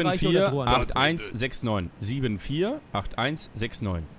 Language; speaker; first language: German; native; German